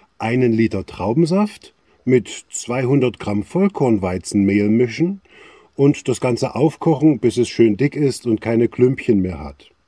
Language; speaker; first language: German; native; German